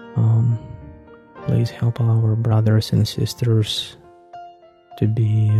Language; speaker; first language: English; non-native, fluent; Russian